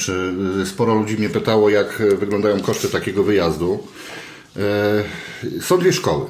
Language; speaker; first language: Polish; native; Polish